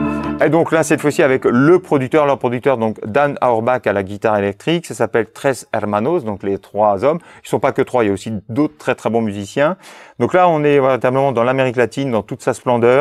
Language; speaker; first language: French; native; French